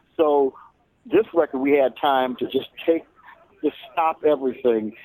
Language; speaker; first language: English; native; English